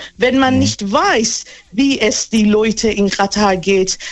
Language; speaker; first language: German; non-native, fluent; Persian